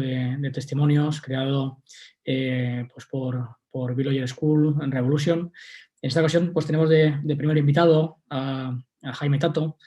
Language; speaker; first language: Spanish; native; Spanish